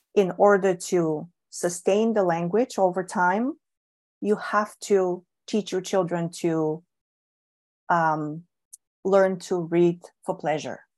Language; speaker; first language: English; non-native, fluent; Bulgarian